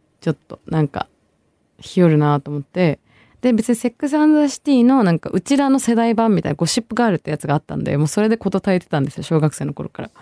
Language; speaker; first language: Japanese; early bilingual, other home language; Bangla